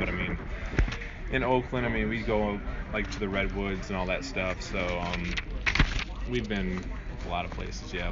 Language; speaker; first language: English; native; English